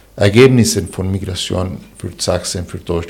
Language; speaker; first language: German; non-native, fluent; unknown